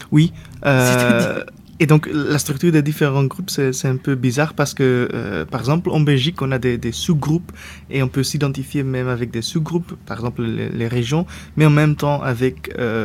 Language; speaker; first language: French; non-native, local second language; Dutch